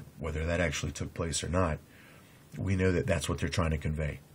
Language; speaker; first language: English; native; English